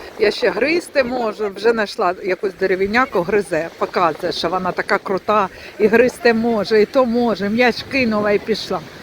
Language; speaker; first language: Ukrainian; non-native, local second language; Russian